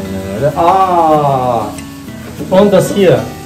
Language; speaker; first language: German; non-native, fluent; Turkish